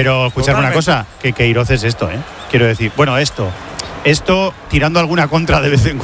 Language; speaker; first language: Spanish; native; Spanish